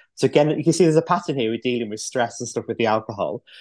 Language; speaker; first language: English; native; English